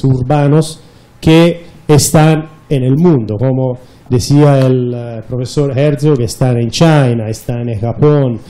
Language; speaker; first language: Spanish; non-native, fluent; Italian